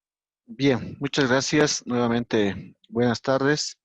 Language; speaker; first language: Spanish; native; Spanish